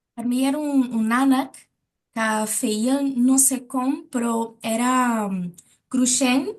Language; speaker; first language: Catalan; non-native, learner; Portuguese